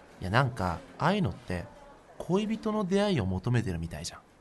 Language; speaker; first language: Japanese; native; Japanese